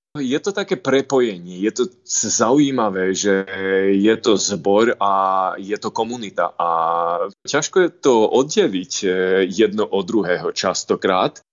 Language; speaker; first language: Slovak; native; Slovak